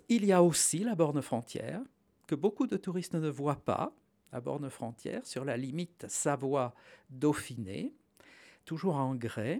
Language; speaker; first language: French; native; French